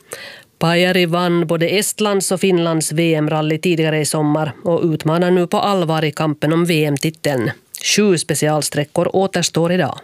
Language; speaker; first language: Swedish; native; Swedish